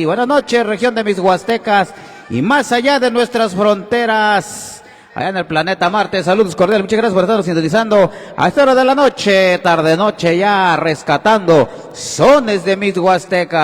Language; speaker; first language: Spanish; native; Spanish